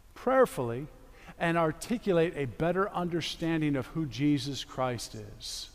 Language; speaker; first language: English; native; English